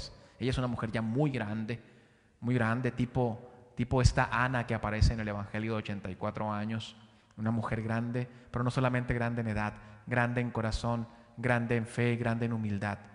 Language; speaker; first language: Spanish; native; Spanish